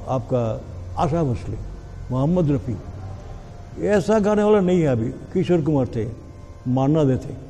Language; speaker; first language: Hindi; non-native, local second language; Bangla